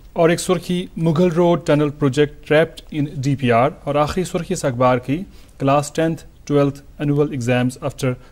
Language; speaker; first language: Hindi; non-native, local second language; Kashmiri